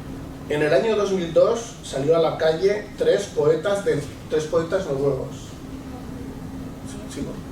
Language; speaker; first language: Spanish; native; Spanish